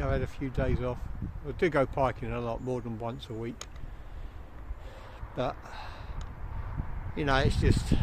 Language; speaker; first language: English; native; English